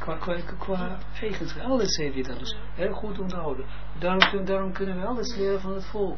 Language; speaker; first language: Dutch; non-native, fluent; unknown